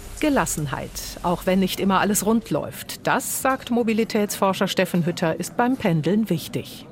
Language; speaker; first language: German; native; German